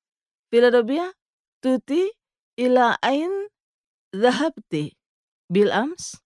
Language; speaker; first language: Arabic; non-native, fluent; Indonesian